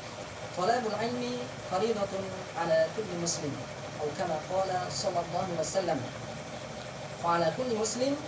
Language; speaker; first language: Arabic; non-native, learner; Indonesian